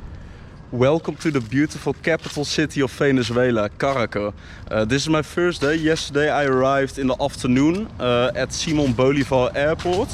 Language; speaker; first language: English; non-native, fluent; Dutch